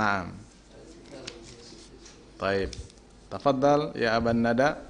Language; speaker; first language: Arabic; non-native, fluent; Indonesian